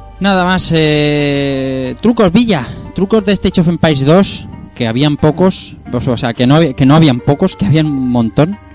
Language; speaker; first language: Spanish; native; Spanish